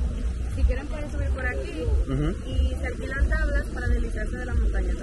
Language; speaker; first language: Spanish; native; Spanish